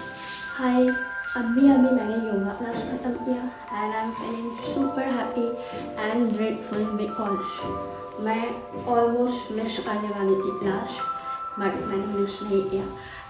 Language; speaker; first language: Hindi; non-native, local second language; Bangla